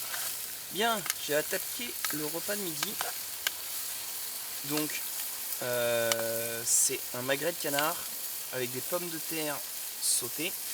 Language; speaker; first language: French; native; French